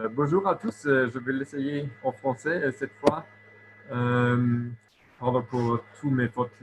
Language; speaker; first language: French; non-native, local second language; German